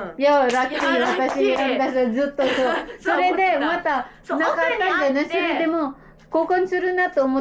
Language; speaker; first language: Japanese; non-native, fluent; Cebuano